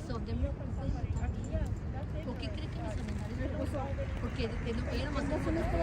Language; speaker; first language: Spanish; early bilingual, other home language; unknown